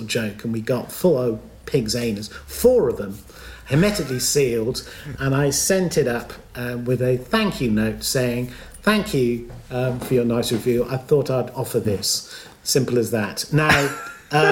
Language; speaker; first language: English; native; English